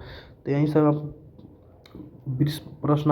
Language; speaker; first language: Hindi; native; Hindi